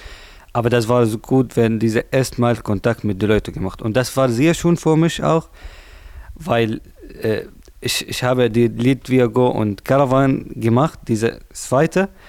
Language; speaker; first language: German; non-native, learner; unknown